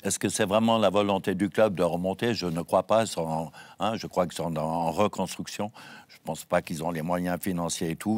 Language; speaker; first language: French; native; French